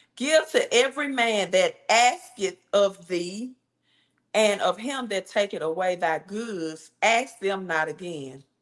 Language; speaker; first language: English; native; English